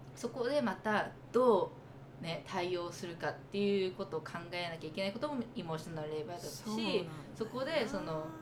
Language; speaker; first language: Japanese; early bilingual, other home language; English